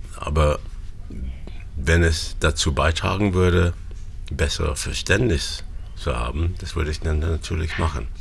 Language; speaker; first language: German; non-native, fluent; English